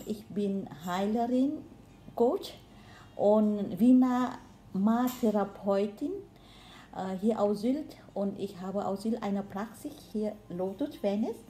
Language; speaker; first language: German; non-native, learner; Vietnamese